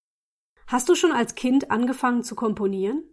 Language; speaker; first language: German; native; German